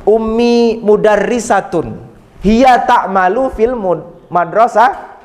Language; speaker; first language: Arabic; non-native, fluent; Indonesian